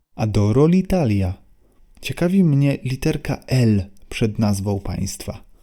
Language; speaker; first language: Polish; native; Polish